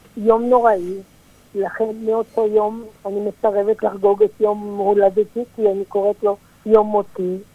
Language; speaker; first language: Hebrew; early bilingual, other home language; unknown